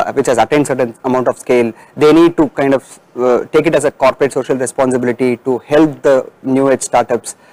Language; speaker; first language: English; non-native, local second language; Tamil